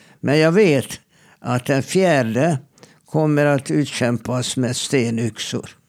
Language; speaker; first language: Swedish; non-native, fluent; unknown